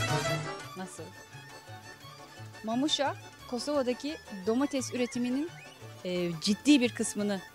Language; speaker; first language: Turkish; native; Turkish